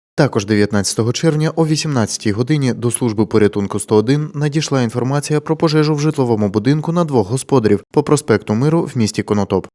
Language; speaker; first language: Ukrainian; native; Ukrainian